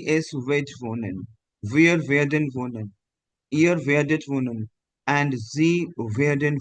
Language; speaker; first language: German; non-native, fluent; Hindi